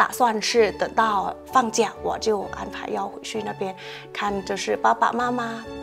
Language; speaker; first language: Chinese; non-native, fluent; Thai